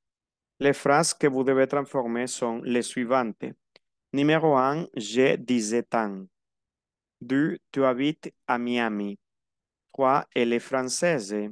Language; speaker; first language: French; non-native, fluent; Spanish